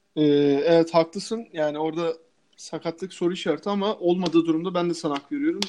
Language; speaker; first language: Turkish; native; Turkish